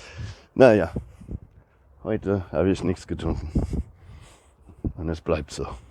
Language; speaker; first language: German; non-native, learner; English